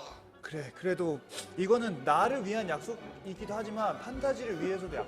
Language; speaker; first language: Korean; native; Korean